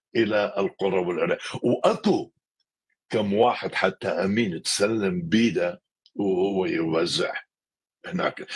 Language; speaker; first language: Arabic; native; Arabic